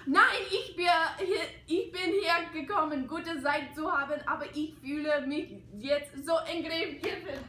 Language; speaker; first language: German; non-native, learner; English